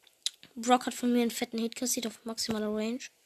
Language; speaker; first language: German; native; German